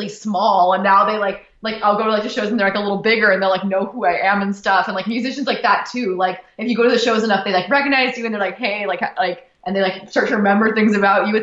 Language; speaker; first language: English; native; English